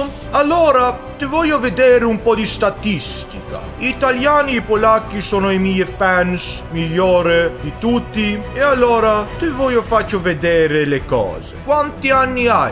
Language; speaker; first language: Italian; non-native, learner; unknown